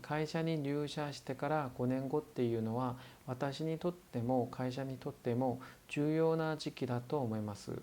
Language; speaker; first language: Japanese; non-native, fluent; Korean